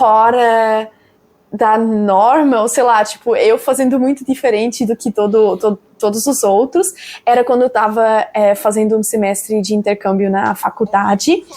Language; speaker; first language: Portuguese; non-native, fluent; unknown